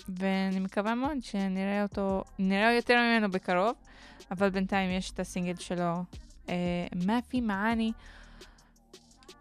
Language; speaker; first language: Hebrew; non-native, local second language; Arabic